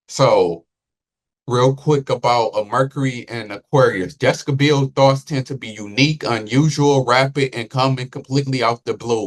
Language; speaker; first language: English; native; English